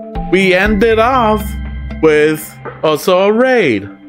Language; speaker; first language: English; early bilingual, other home language; Spanish